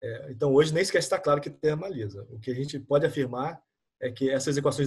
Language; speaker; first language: Portuguese; native; Portuguese